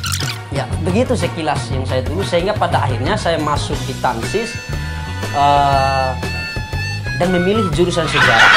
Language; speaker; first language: Indonesian; non-native, local second language; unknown